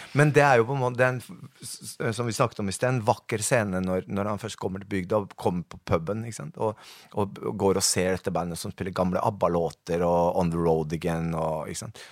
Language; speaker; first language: Norwegian; early bilingual, other home language; Spanish